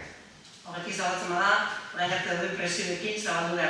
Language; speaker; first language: Basque; native; Basque